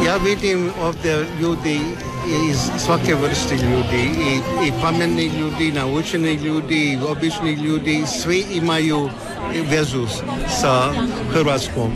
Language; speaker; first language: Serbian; early bilingual, heritage; Croatian